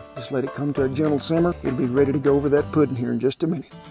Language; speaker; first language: English; native; English